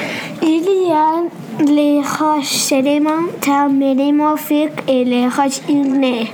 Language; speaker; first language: French; non-native, learner; English